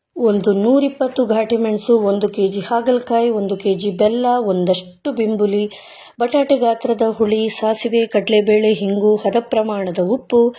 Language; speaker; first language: Kannada; non-native, local second language; Konkani